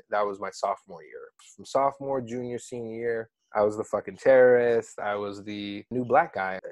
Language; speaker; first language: English; early bilingual, other home language; Arabic